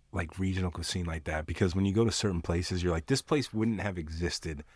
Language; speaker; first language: English; early bilingual, other home language; Yoruba